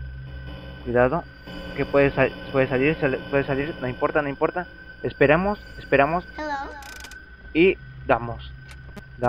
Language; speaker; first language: Spanish; native; Spanish